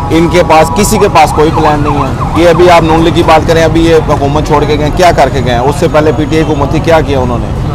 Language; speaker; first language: Urdu; native; Urdu